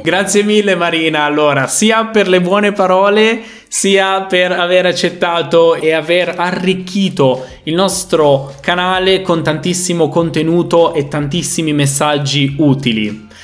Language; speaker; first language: Italian; native; Italian